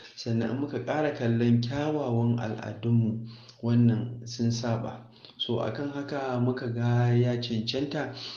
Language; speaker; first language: Hausa; native; Hausa